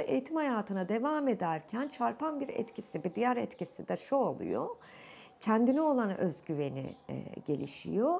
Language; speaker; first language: Turkish; native; Turkish